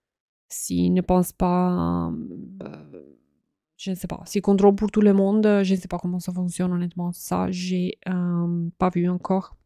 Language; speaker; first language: French; non-native, fluent; Italian